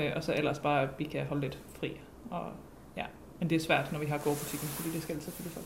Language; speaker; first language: Danish; non-native, fluent; English